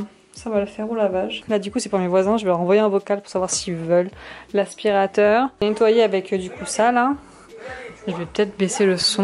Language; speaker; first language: French; native; French